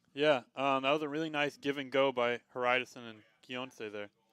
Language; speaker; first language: English; native; English